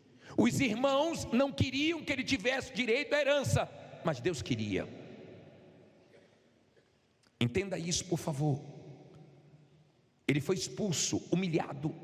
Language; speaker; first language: Portuguese; native; Portuguese